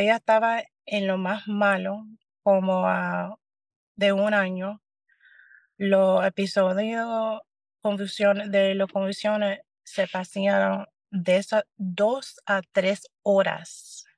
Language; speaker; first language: Spanish; early bilingual, heritage; Spanish